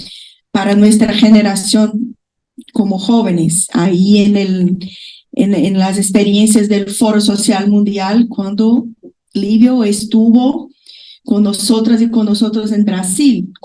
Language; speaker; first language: Spanish; non-native, fluent; Portuguese